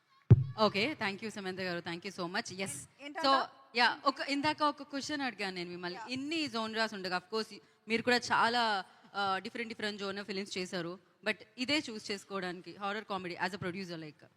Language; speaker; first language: Telugu; native; Telugu